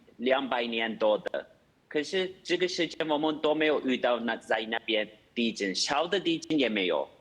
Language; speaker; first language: Chinese; non-native, fluent; Turkish